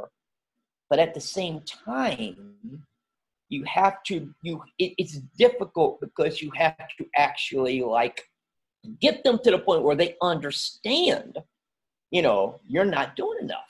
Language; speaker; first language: English; native; English